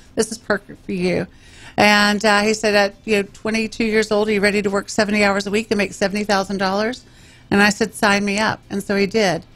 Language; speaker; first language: English; native; English